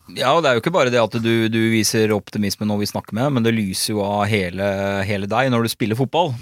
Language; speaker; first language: Norwegian; native; Norwegian